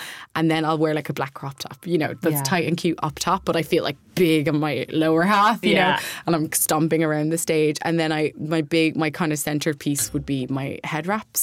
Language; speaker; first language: English; native; English